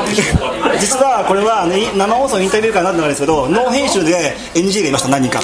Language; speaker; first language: Japanese; native; Japanese